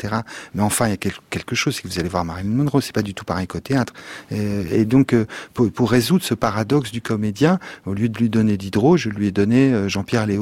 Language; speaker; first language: French; native; French